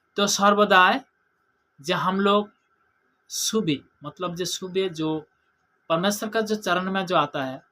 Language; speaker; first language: Hindi; non-native, local second language; Bangla